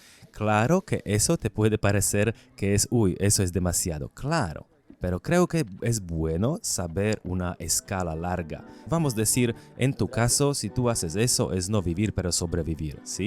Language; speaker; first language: Spanish; non-native, learner; Slovak